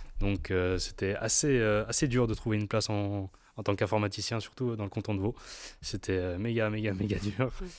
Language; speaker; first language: French; native; French